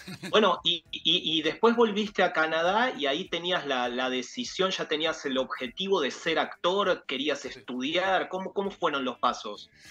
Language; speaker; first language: Spanish; native; Spanish